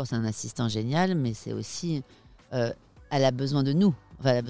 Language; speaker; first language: French; native; French